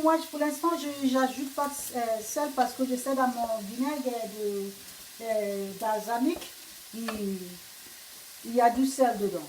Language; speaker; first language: French; non-native, fluent; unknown